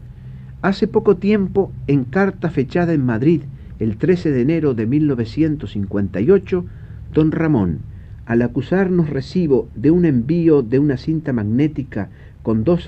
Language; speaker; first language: Spanish; native; Spanish